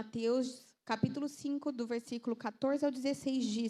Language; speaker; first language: Portuguese; native; Portuguese